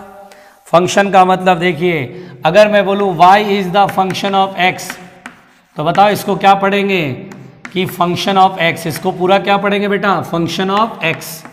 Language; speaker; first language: Hindi; native; Hindi